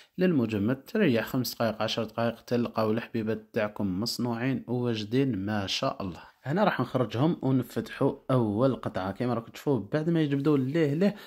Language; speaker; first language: Arabic; native; Arabic